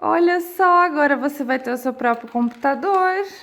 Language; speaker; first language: Portuguese; native; Portuguese